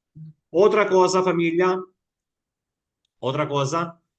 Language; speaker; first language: Spanish; non-native, fluent; Italian